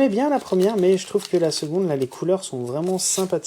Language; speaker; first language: French; native; French